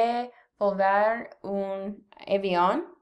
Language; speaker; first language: Spanish; non-native, learner; English